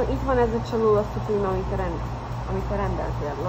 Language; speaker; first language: Hungarian; non-native, fluent; English